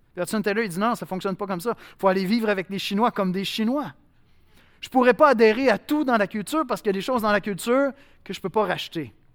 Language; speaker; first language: French; native; French